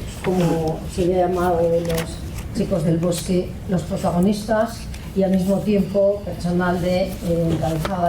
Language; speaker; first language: Spanish; native; Spanish